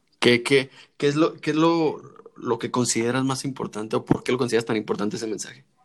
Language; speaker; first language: Spanish; native; Spanish